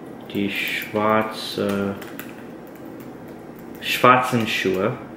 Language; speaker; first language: German; non-native, learner; English